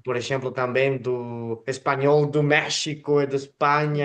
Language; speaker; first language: Portuguese; non-native, fluent; Spanish